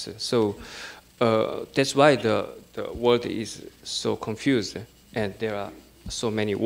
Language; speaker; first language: English; non-native, learner; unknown